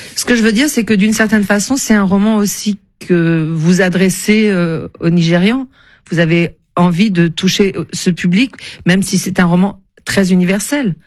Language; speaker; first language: French; native; French